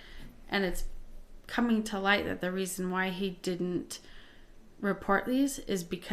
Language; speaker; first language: English; native; English